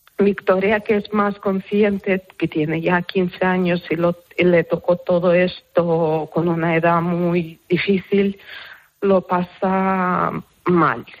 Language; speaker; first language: Spanish; non-native, fluent; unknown